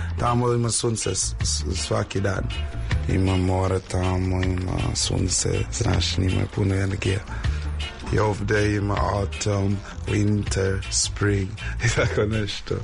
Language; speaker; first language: Serbian; non-native, learner; English